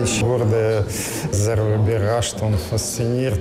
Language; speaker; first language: German; non-native, learner; Russian